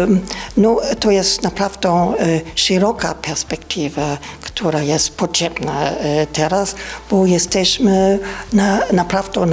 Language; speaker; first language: Polish; non-native, learner; German